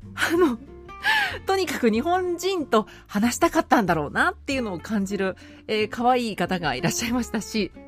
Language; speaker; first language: Japanese; native; Japanese